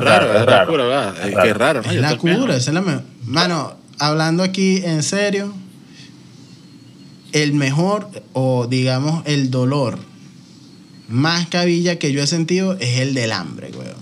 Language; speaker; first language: Spanish; native; Spanish